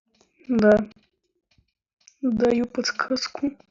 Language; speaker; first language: Russian; native; Russian